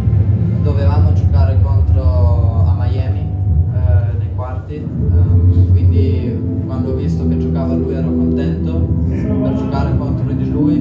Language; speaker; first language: Italian; non-native, local second language; German